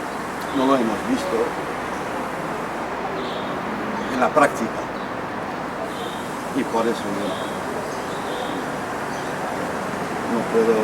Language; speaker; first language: Spanish; non-native, fluent; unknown